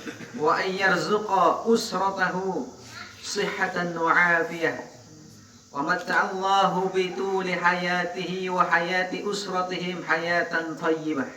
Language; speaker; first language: Arabic; non-native, fluent; Indonesian